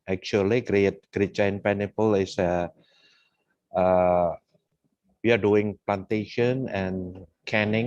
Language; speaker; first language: English; non-native, fluent; Indonesian